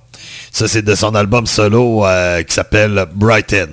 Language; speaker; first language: French; native; French